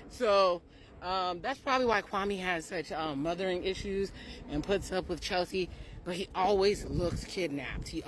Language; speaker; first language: English; native; English